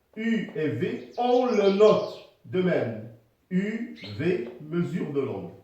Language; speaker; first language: French; non-native, local second language; Arabic